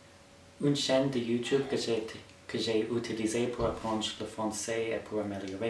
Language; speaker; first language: French; non-native, fluent; English